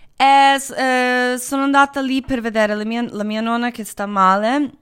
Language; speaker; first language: Italian; non-native, fluent; Croatian